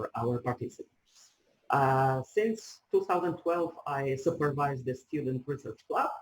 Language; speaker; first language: English; non-native, fluent; Ukrainian